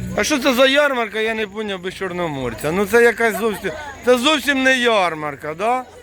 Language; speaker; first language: Ukrainian; native; Ukrainian